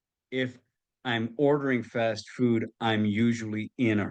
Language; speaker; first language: English; native; English